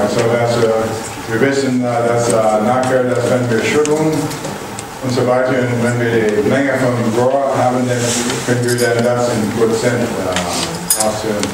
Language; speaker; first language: German; non-native, learner; English